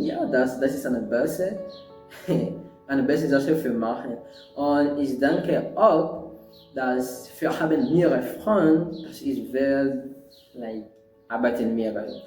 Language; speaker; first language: German; non-native, learner; French